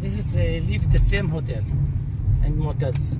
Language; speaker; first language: English; non-native, learner; Arabic